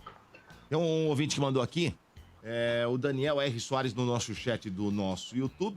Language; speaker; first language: Portuguese; native; Portuguese